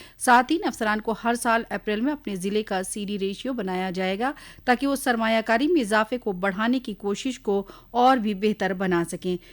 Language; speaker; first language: Urdu; native; Urdu